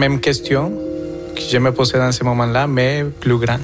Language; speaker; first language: French; non-native, fluent; Spanish